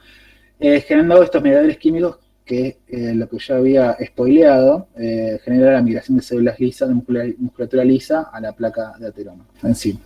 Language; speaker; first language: Spanish; native; Spanish